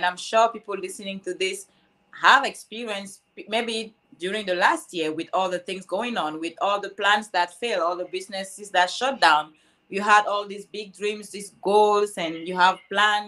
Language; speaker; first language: English; non-native, local second language; French